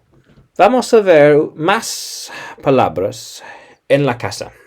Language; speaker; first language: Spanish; non-native, learner; English